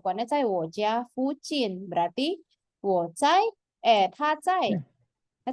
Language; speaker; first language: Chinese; non-native, fluent; Indonesian